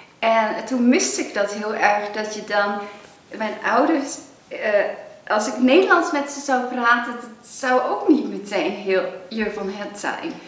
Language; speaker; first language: Dutch; early bilingual, other home language; Cantonese